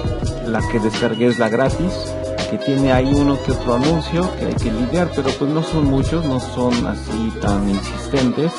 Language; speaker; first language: Spanish; native; Spanish